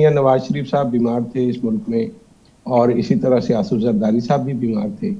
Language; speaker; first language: Urdu; native; Urdu